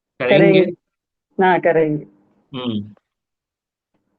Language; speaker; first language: Hindi; non-native, learner; Telugu